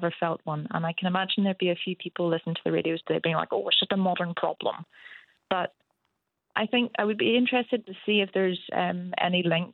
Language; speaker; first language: English; native; English